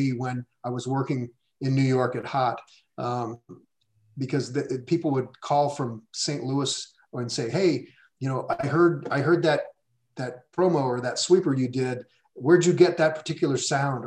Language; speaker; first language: English; native; English